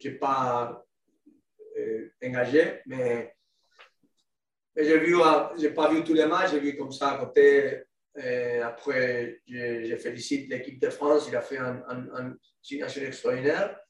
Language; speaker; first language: French; non-native, learner; Spanish